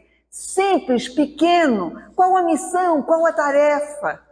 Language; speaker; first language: Portuguese; native; Portuguese